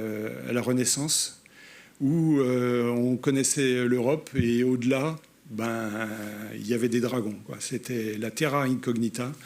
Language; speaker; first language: French; native; French